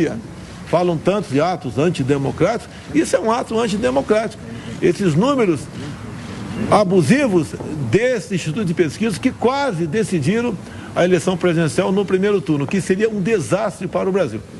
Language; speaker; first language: Portuguese; native; Portuguese